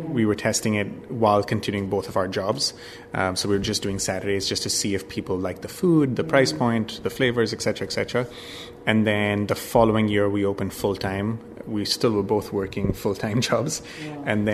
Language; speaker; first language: English; non-native, local second language; Bangla